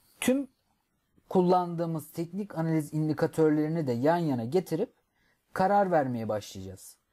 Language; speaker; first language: Turkish; native; Turkish